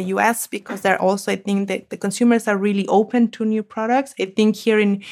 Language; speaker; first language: English; non-native, fluent; Spanish